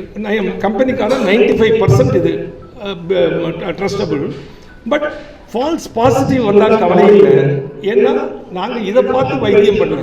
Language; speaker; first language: Tamil; native; Tamil